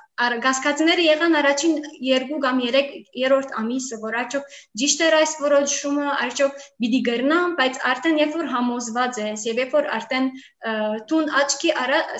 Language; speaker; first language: Armenian; early bilingual, heritage; Armenian